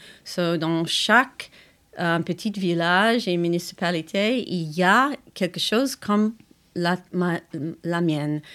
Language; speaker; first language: French; non-native, fluent; English